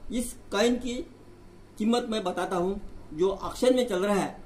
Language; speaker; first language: Hindi; non-native, local second language; Marathi